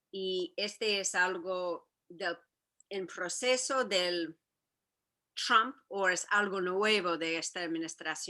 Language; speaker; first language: Spanish; non-native, fluent; English